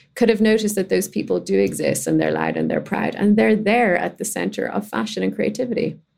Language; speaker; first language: English; native; English